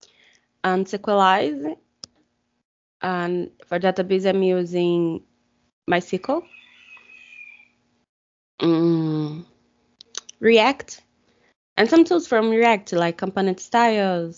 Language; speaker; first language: English; non-native, fluent; Portuguese